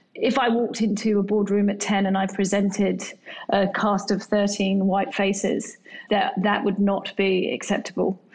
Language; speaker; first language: English; native; English